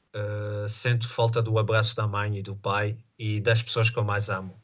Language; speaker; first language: Portuguese; native; Portuguese